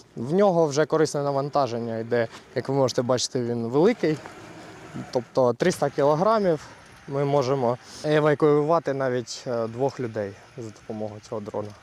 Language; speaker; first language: Ukrainian; native; Ukrainian